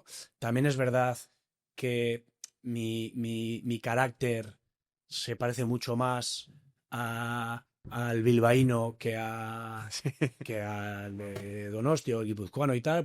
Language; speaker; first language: Spanish; native; Spanish